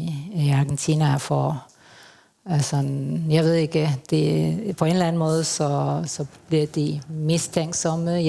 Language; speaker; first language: Danish; non-native, fluent; Spanish